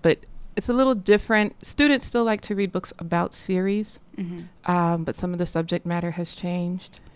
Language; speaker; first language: English; native; English